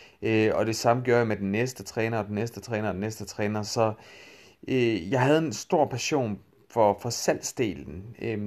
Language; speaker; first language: Danish; native; Danish